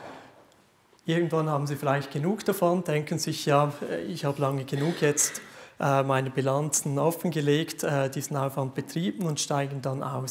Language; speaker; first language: German; native; German